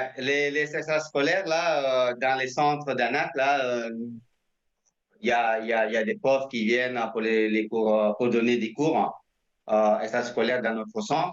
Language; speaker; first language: French; non-native, fluent; Indonesian